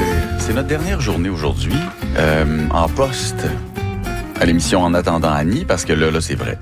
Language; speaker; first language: French; native; French